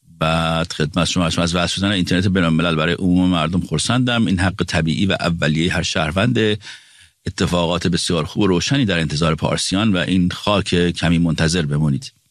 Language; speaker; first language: Persian; native; Persian